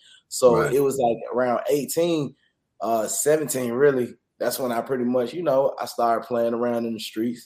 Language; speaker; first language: English; native; English